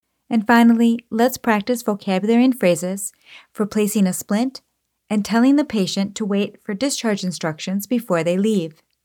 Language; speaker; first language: English; native; English